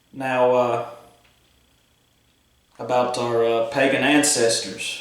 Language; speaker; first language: English; native; English